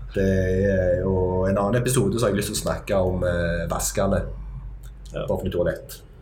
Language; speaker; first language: Norwegian; native; Norwegian